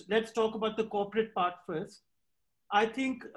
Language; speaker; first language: English; non-native, local second language; Hindi